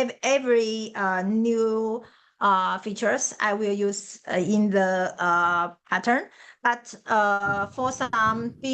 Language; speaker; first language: English; non-native, learner; Chinese